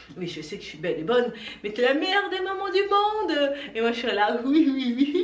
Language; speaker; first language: French; native; French